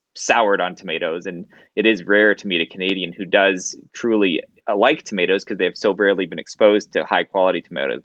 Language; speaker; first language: English; native; English